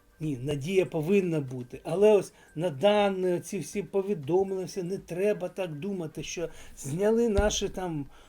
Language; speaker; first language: Ukrainian; non-native, local second language; Russian